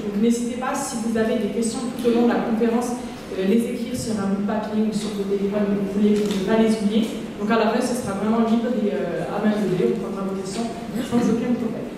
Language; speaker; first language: French; native; French